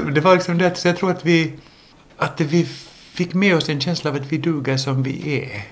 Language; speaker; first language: Swedish; early bilingual, other home language; English